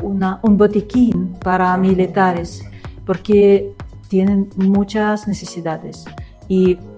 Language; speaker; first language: Spanish; non-native, learner; Russian